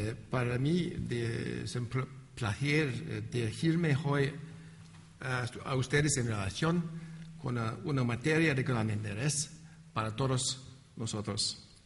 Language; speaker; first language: Spanish; non-native, learner; English